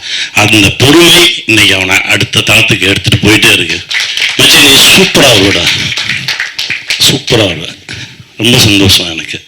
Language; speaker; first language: Tamil; native; Tamil